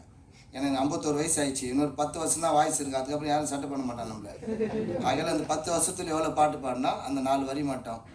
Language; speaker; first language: Tamil; native; Tamil